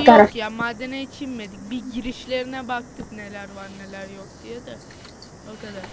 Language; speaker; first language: Turkish; native; Turkish